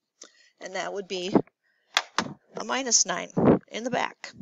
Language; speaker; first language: English; native; English